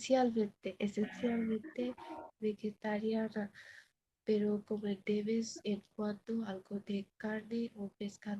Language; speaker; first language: Spanish; non-native, learner; Bangla